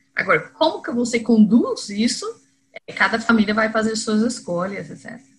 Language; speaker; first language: Portuguese; non-native, fluent; English